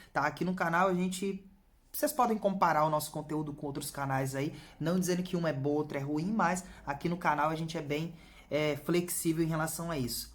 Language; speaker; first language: Portuguese; native; Portuguese